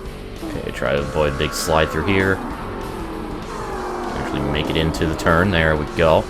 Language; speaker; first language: English; native; English